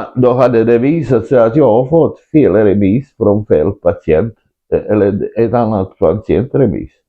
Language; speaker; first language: Swedish; non-native, fluent; Croatian